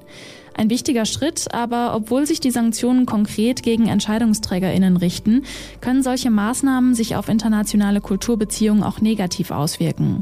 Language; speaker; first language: German; native; German